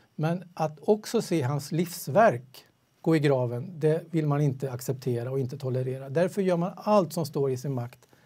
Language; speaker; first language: Swedish; native; Swedish